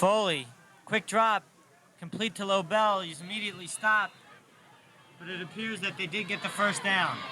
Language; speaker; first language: English; native; English